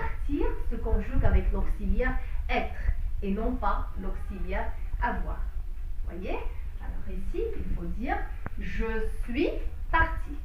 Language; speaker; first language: French; non-native, local second language; Arabic